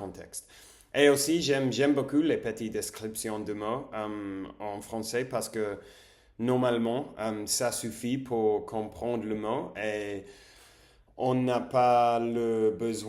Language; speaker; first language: French; non-native, learner; English